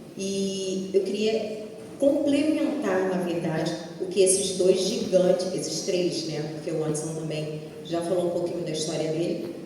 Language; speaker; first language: Portuguese; native; Portuguese